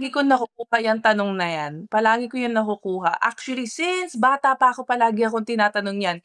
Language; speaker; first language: Filipino; early bilingual, heritage; Filipino